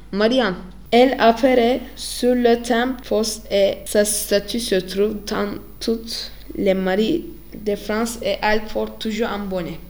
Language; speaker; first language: French; non-native, learner; Turkish